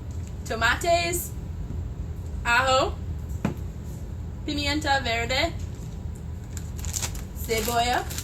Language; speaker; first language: Spanish; non-native, learner; English